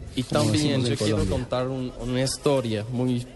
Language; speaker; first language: Spanish; non-native, learner; English